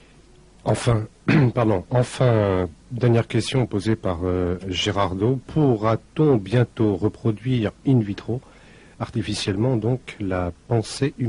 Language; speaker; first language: French; native; French